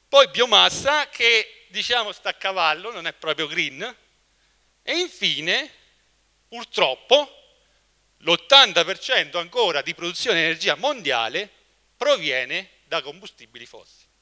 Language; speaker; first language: Italian; native; Italian